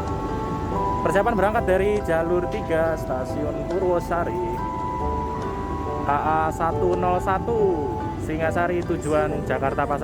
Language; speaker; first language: Indonesian; native; Indonesian